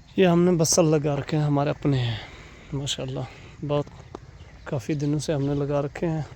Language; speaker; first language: Urdu; non-native, local second language; Saraiki